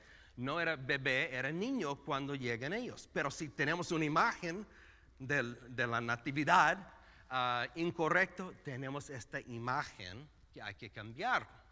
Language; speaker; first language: Spanish; non-native, fluent; English